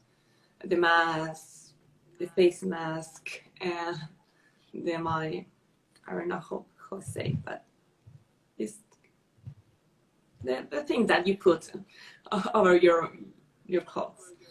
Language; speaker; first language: English; non-native, learner; Spanish